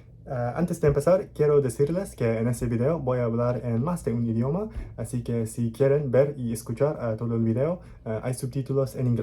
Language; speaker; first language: Spanish; non-native, learner; English